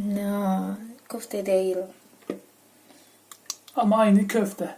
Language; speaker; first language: Turkish; non-native, learner; Indonesian